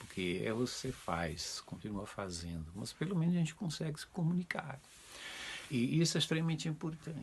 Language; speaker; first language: Portuguese; non-native, fluent; Dutch